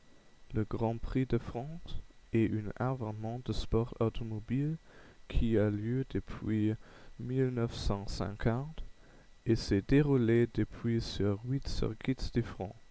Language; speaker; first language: French; non-native, learner; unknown